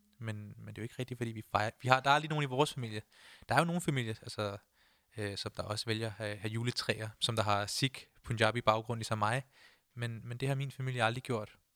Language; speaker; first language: Danish; early bilingual, other home language; Punjabi